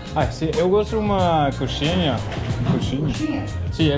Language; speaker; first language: Portuguese; non-native, learner; Dutch